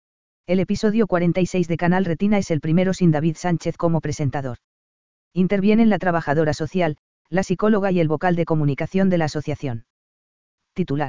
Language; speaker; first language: Spanish; native; Spanish